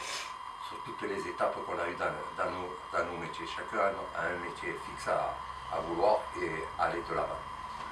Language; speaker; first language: French; native; French